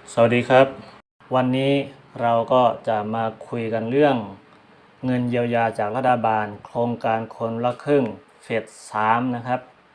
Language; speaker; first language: Thai; non-native, local second language; Shan